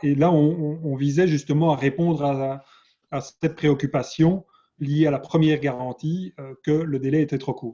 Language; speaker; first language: French; native; French